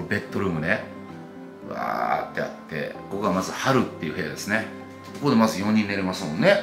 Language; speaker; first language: Japanese; native; Japanese